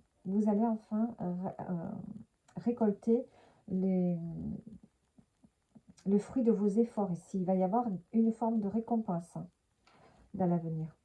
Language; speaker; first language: French; native; French